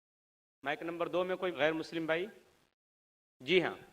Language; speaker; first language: Hindi; native; Hindi